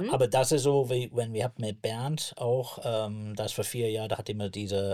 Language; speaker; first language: German; non-native, learner; English